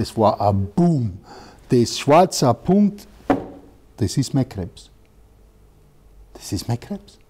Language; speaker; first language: German; non-native, fluent; English